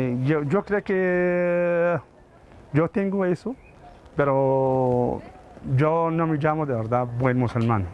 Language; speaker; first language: Spanish; non-native, fluent; Arabic